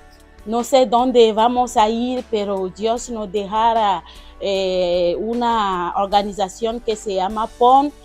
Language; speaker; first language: Spanish; non-native, learner; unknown